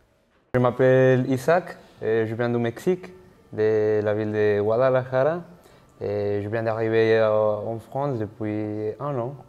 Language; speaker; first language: French; non-native, learner; Spanish